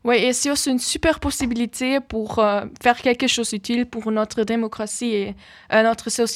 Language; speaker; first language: French; non-native, fluent; German